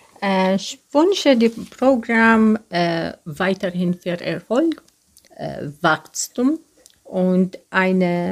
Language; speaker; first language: German; non-native, learner; Arabic